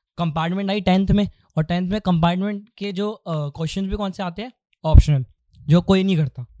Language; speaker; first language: Hindi; native; Hindi